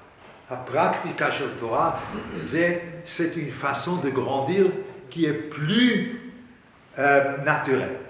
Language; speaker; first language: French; non-native, learner; Hebrew